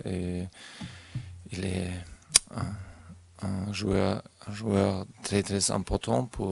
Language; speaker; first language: French; non-native, learner; German